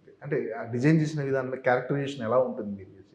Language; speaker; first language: Telugu; native; Telugu